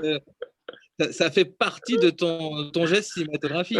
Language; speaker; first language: French; native; French